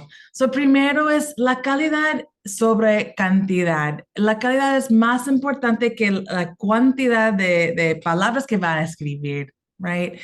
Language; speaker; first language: Spanish; non-native, fluent; English